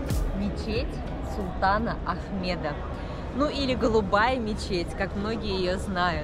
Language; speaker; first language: Russian; native; Russian